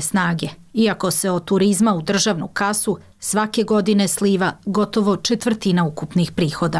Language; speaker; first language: Serbian; native; Serbian